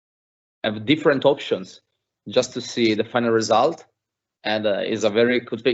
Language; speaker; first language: English; non-native, fluent; Italian